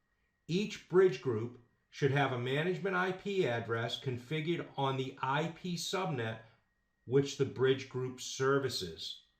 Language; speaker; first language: English; native; English